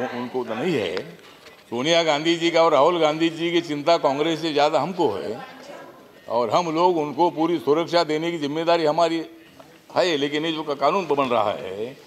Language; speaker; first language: Hindi; non-native, local second language; Marathi